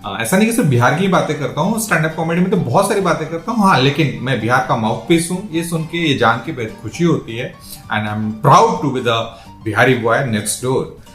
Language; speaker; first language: Hindi; native; Hindi